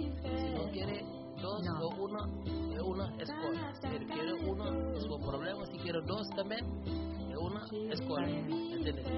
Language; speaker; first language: Spanish; non-native, learner; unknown